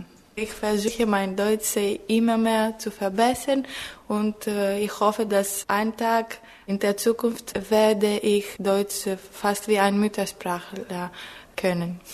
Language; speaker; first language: German; non-native, fluent; Greek